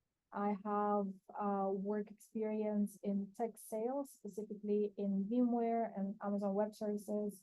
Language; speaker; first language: English; non-native, fluent; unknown